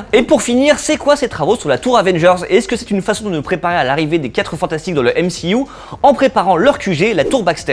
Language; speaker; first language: French; native; French